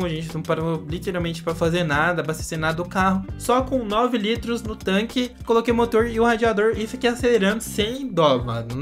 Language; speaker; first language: Portuguese; native; Portuguese